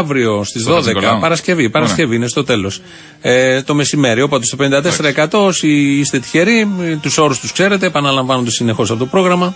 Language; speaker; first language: Greek; native; Greek